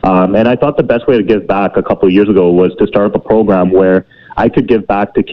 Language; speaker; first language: English; native; English